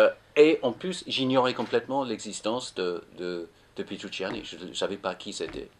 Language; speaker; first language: French; non-native, fluent; English